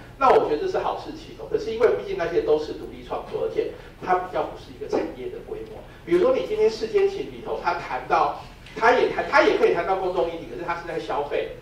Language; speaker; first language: Chinese; native; Chinese